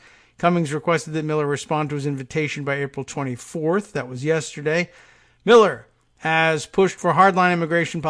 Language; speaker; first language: English; native; English